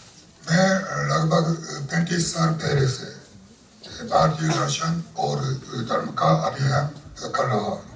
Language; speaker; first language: Hindi; non-native, fluent; Japanese